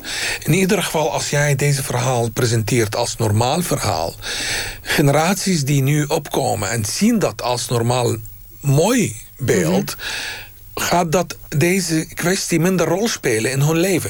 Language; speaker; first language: Dutch; non-native, fluent; Arabic